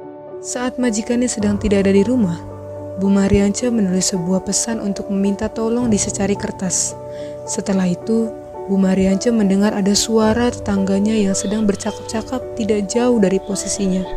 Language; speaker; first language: Indonesian; native; Indonesian